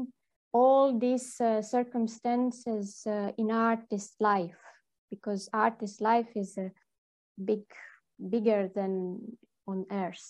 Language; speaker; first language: English; non-native, learner; Latvian